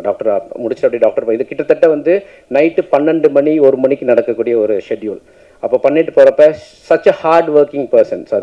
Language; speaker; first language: Tamil; native; Tamil